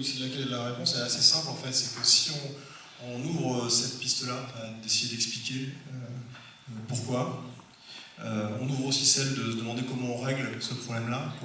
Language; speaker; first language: French; native; French